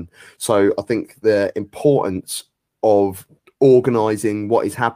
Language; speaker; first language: English; native; English